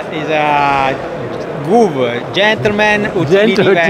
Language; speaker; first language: English; non-native, learner; Italian